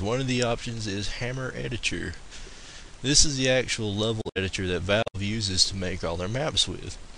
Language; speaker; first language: English; native; English